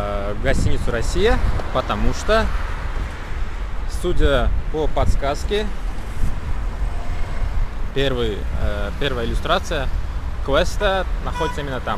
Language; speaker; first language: Russian; non-native, local second language; Uzbek